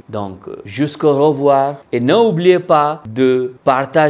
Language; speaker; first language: French; non-native, local second language; Hindi